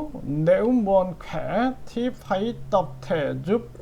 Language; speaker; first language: Vietnamese; non-native, learner; Korean